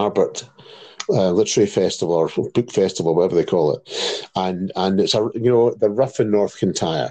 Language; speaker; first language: English; native; English